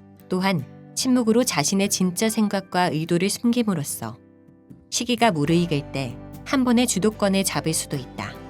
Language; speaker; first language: Korean; native; Korean